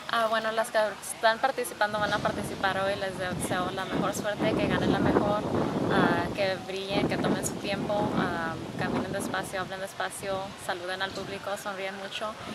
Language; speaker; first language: Spanish; early bilingual, heritage; Spanish